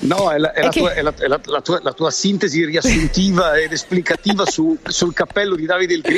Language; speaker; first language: Italian; native; Italian